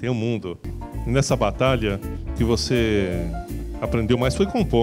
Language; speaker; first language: Portuguese; native; Portuguese